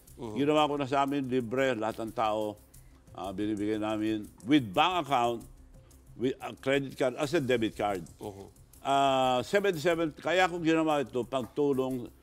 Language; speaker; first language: Filipino; non-native, local second language; Iloko